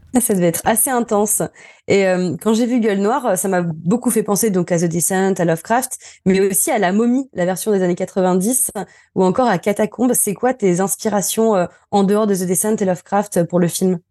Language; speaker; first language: French; native; French